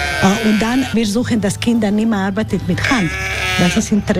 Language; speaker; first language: German; non-native, learner; Croatian